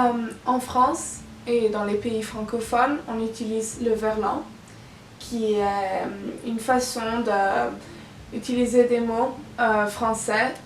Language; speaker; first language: French; non-native, local second language; Italian